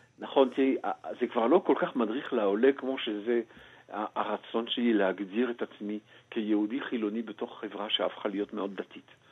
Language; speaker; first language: Hebrew; non-native, fluent; French